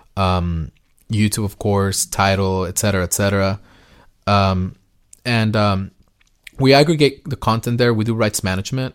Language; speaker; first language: English; early bilingual, other home language; Spanish